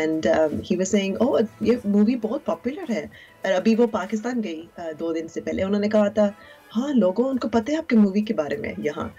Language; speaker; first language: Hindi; early bilingual, heritage; Urdu